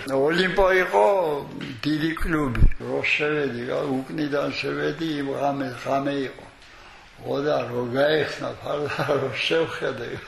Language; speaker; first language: Georgian; non-native, local second language; Mingrelian